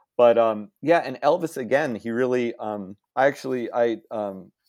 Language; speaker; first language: English; native; English